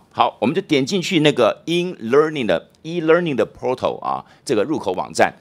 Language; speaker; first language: Chinese; native; Chinese